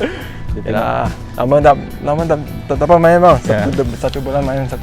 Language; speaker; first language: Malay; non-native, local second language; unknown